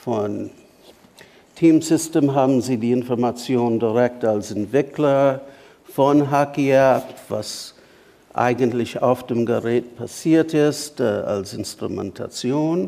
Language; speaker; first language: German; non-native, fluent; English